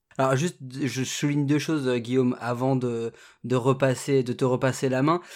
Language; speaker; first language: French; native; French